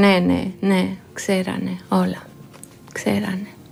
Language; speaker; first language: Greek; non-native, learner; Georgian